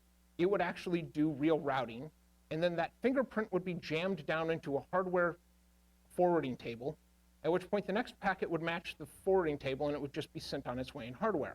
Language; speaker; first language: English; native; English